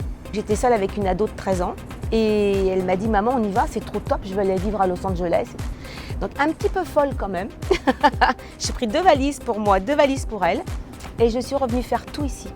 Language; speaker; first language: French; native; French